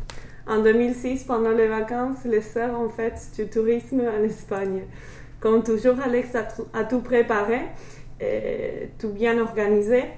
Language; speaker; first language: French; non-native, fluent; English